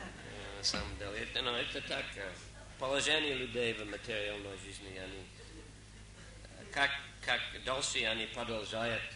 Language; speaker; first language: Russian; non-native, fluent; English